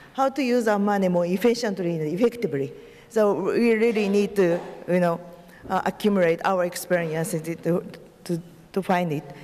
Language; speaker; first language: English; non-native, learner; Japanese